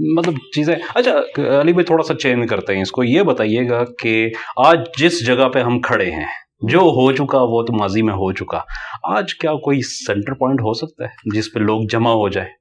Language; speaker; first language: Urdu; native; Urdu